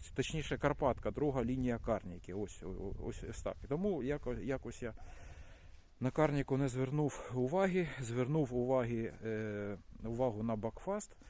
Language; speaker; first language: Ukrainian; non-native, local second language; Russian